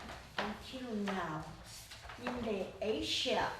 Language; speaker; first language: English; non-native, learner; Chinese